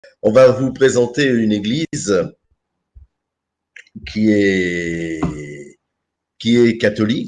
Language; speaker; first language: French; native; French